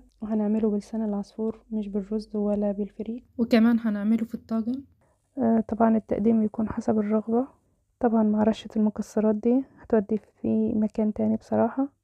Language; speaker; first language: Arabic; native; Arabic